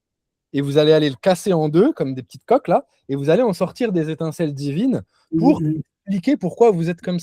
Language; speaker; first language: French; native; French